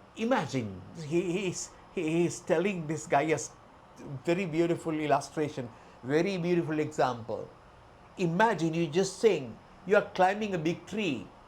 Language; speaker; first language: English; non-native, local second language; Sinhala